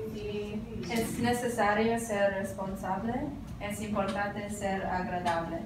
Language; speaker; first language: Spanish; non-native, learner; English